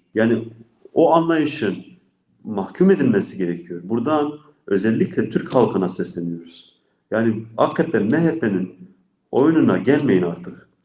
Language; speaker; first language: Turkish; non-native, local second language; Kurdish